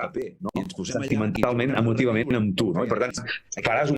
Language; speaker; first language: Catalan; native; Catalan